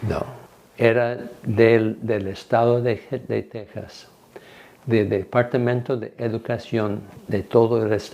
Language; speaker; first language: Spanish; non-native, fluent; English